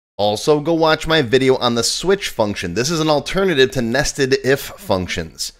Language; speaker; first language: English; native; English